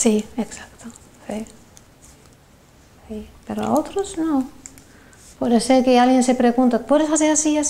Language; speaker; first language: Spanish; non-native, learner; Finnish